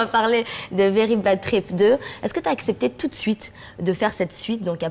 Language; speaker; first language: French; native; French